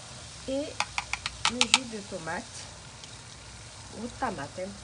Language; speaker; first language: French; non-native, local second language; Arabic